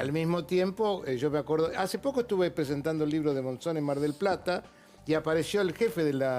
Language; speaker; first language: Spanish; native; Spanish